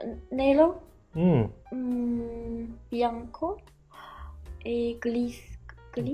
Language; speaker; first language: Italian; non-native, learner; Chinese